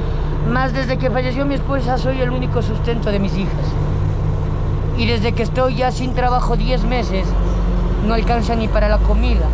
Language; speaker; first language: Spanish; native; Spanish